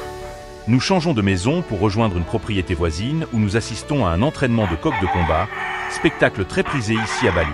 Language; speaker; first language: French; native; French